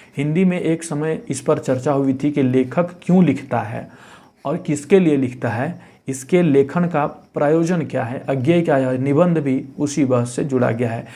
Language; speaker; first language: Hindi; native; Hindi